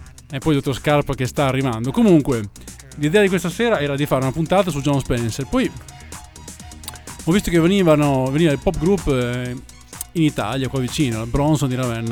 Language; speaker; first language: Italian; native; Italian